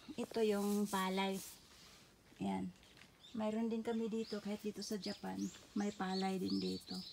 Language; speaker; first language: Filipino; non-native, local second language; Cebuano